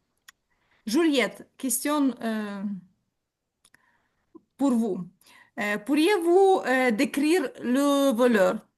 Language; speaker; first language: French; non-native, learner; Ukrainian